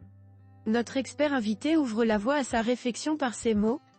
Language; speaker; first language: French; non-native, local second language; Arabic